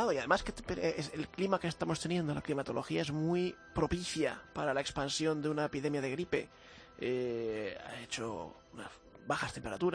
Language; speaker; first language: Spanish; native; Spanish